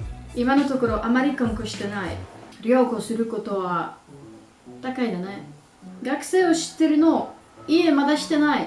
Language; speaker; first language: Japanese; non-native, learner; French